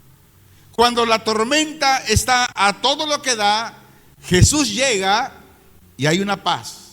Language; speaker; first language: Spanish; native; Spanish